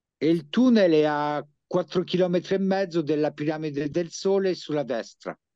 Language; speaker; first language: Italian; early bilingual, heritage; French